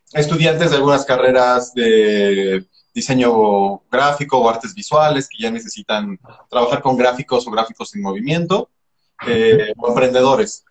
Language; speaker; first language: Spanish; native; Spanish